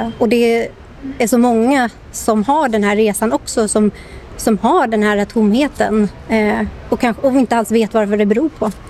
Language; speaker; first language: Swedish; native; Swedish